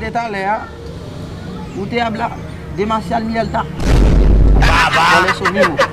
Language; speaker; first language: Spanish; non-native, learner; Haitian Creole